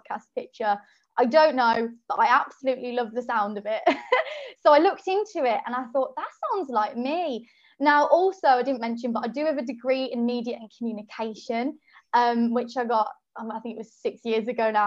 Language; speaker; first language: English; native; English